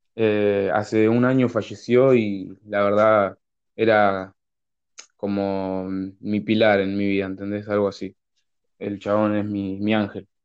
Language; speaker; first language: Spanish; native; Spanish